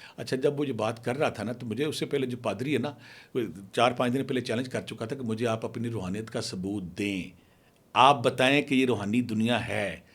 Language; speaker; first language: Urdu; non-native, local second language; Punjabi